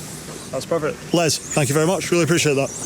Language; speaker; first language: English; native; English